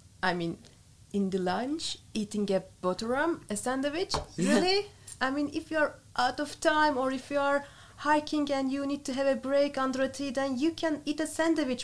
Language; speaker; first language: English; non-native, fluent; Turkish